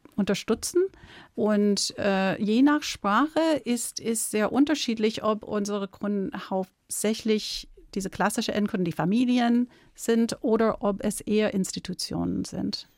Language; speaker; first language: German; non-native, fluent; English